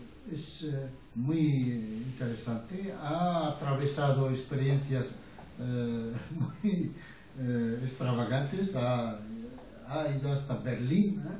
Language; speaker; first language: Spanish; non-native, fluent; Arabic